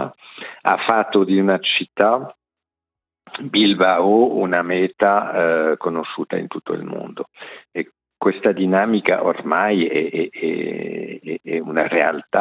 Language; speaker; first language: Italian; non-native, local second language; French